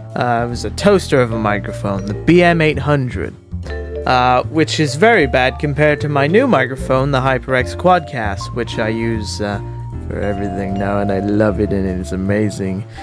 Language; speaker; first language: English; native; English